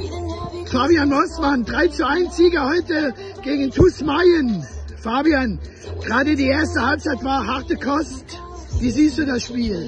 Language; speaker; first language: German; native; German